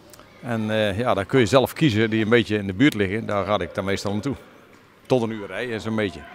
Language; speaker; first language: Dutch; native; Dutch